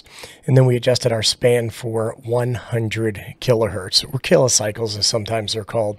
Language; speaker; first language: English; native; English